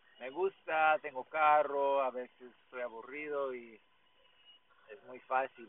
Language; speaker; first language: Spanish; non-native, learner; English